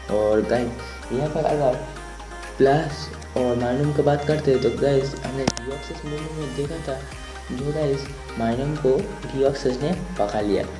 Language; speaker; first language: Hindi; non-native, local second language; Bangla